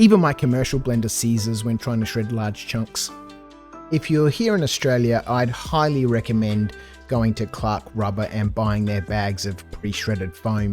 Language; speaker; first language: English; native; English